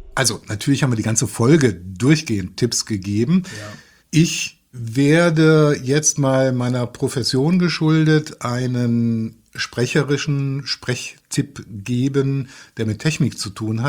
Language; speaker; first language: German; native; German